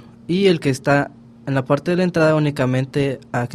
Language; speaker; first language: Spanish; native; Spanish